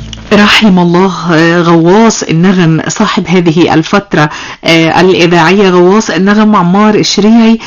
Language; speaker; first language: Arabic; native; Arabic